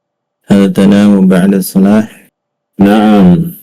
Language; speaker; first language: Arabic; non-native, learner; Indonesian